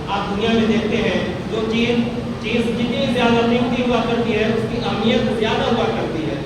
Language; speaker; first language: Urdu; native; Urdu